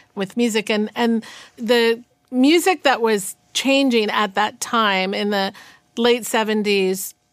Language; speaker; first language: English; native; English